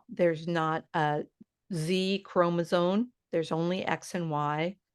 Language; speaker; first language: English; native; English